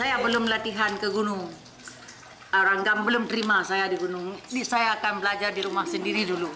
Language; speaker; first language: Indonesian; non-native, local second language; Achinese